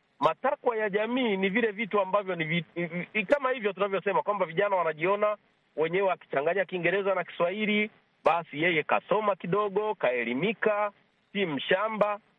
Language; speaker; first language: Swahili; native; Swahili